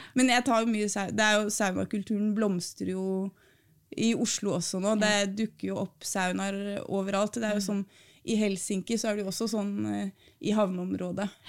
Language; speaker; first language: Norwegian; native; Norwegian